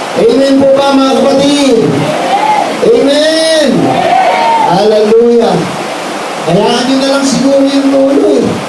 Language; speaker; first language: Filipino; non-native, local second language; Cebuano